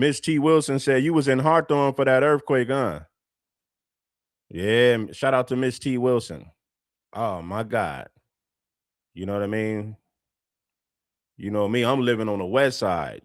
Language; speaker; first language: English; native; English